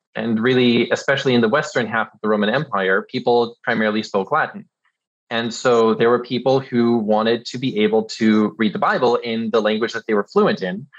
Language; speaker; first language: English; early bilingual, other home language; German